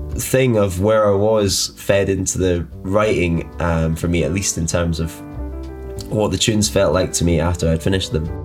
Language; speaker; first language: English; native; English